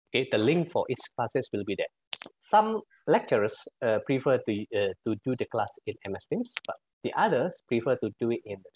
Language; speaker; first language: English; non-native, fluent; Indonesian